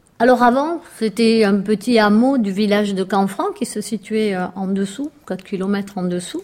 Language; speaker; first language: French; native; French